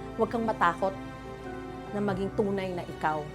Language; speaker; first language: Filipino; native; Filipino